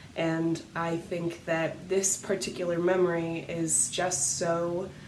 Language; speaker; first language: English; native; English